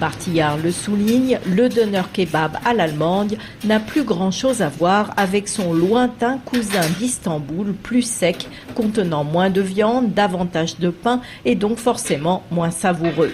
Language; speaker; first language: French; native; French